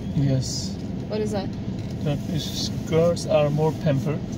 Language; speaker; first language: English; non-native, fluent; Turkish